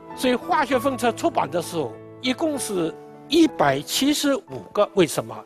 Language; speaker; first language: Chinese; native; Chinese